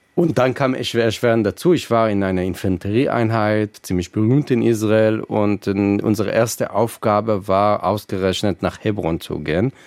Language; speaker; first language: German; non-native, fluent; Hebrew